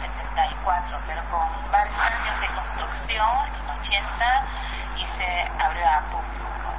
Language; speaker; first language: Spanish; non-native, fluent; Chinese